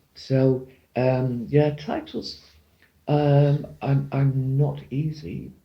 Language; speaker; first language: English; non-native, fluent; Dutch